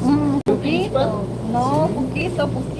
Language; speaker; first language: Spanish; non-native, learner; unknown